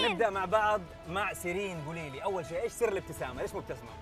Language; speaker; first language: Arabic; native; Arabic